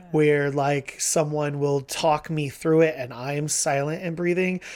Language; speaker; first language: English; native; English